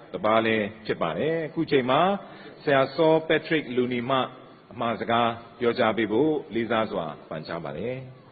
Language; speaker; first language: Burmese; native; Burmese